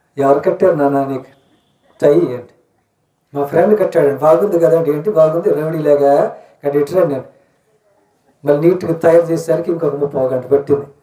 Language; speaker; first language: Telugu; native; Telugu